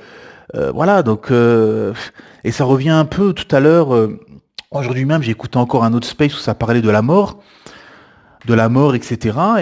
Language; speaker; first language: French; native; French